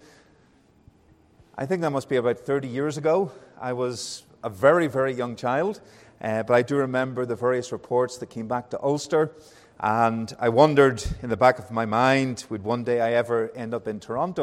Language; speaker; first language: English; native; English